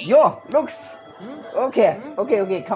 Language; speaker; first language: English; non-native, learner; Chinese